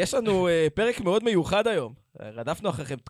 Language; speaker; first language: Hebrew; native; Hebrew